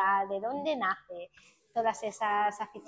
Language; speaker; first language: Spanish; native; Spanish